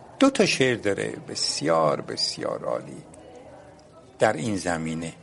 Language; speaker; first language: Persian; non-native, local second language; Azerbaijani